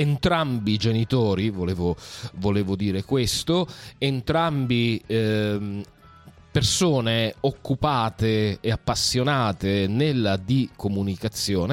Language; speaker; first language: Italian; native; Italian